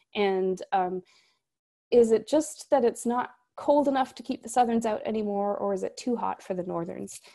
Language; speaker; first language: English; native; English